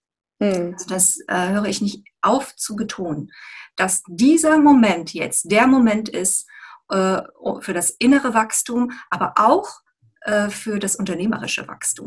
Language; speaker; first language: German; native; German